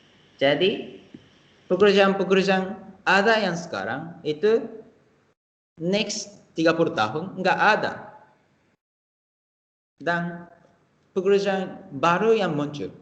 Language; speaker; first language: Indonesian; non-native, fluent; Japanese